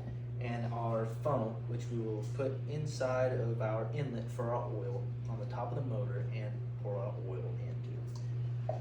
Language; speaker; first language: English; native; English